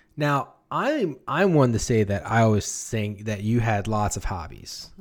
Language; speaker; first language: English; native; English